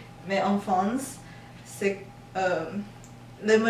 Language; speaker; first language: French; non-native, learner; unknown